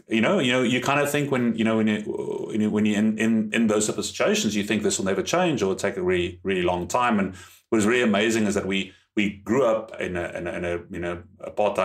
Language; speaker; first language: English; non-native, local second language; German